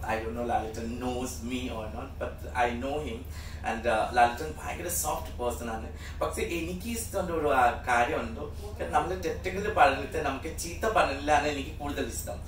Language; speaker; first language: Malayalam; non-native, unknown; Assamese